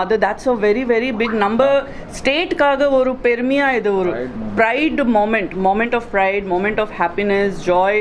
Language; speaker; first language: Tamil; non-native, learner; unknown